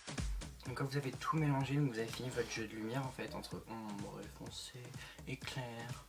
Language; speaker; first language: French; native; French